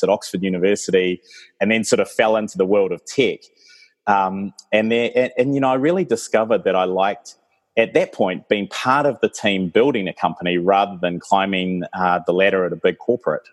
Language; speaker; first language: English; native; English